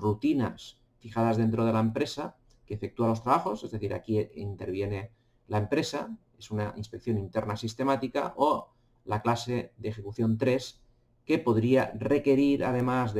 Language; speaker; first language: Spanish; native; Spanish